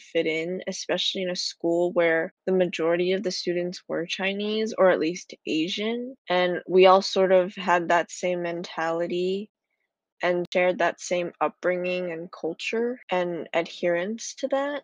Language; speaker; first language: English; native; English